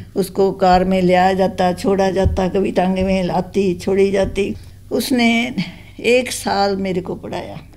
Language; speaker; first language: Hindi; non-native, local second language; Punjabi